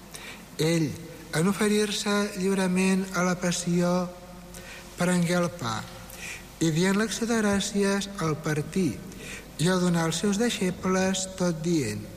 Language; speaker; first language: Catalan; native; Catalan